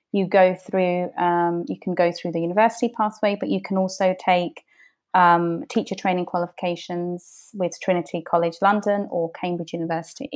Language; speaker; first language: English; early bilingual, other home language; Bosnian